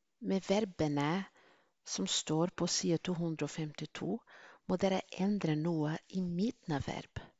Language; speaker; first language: Norwegian; non-native, fluent; Spanish